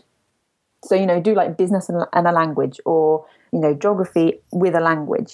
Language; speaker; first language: English; native; English